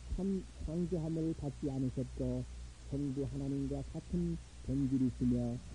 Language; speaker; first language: Korean; native; Korean